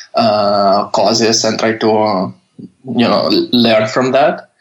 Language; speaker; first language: English; non-native, fluent; Italian